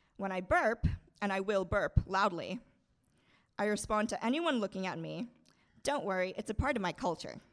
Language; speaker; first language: English; non-native, local second language; Bangla